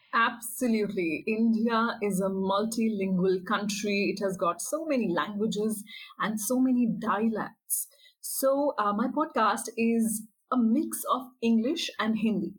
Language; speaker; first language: English; non-native, local second language; Hindi